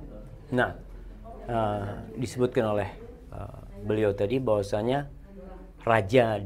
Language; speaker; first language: Indonesian; native; Indonesian